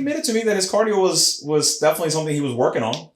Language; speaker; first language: English; native; English